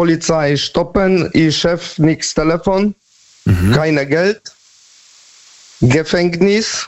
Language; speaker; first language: German; non-native, learner; Polish